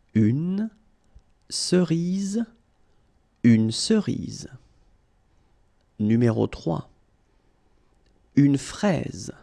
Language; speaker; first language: French; native; French